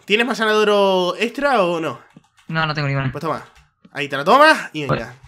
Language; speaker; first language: Spanish; native; Spanish